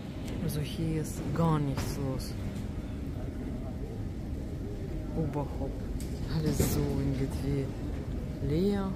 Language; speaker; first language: German; non-native, learner; Russian